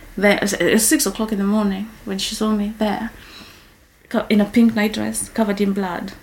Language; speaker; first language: English; non-native, local second language; Kikuyu